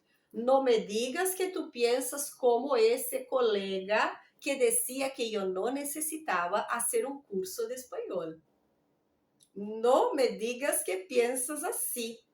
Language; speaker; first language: Spanish; non-native, fluent; Portuguese